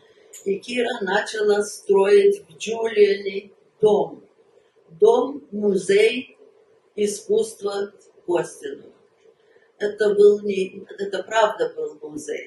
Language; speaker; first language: Russian; early bilingual, heritage; Russian